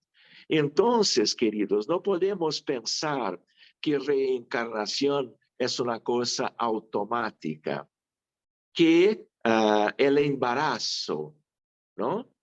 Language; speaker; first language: Spanish; non-native, fluent; Portuguese